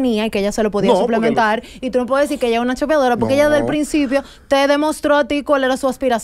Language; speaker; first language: Spanish; native; Spanish